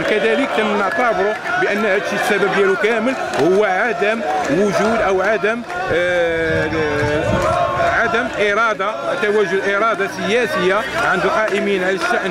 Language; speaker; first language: Arabic; native; Arabic